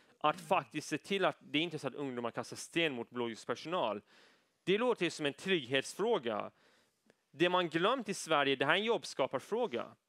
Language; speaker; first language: Swedish; early bilingual, other home language; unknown